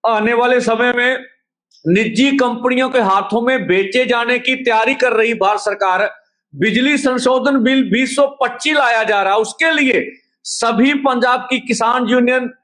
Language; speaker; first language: Hindi; non-native, local second language; Punjabi